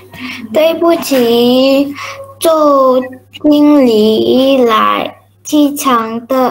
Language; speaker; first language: Chinese; non-native, learner; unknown